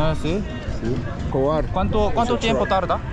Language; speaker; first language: Spanish; non-native, learner; Korean